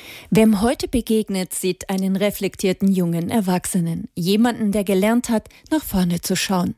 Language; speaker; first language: German; native; German